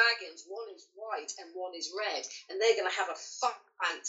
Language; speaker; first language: English; native; English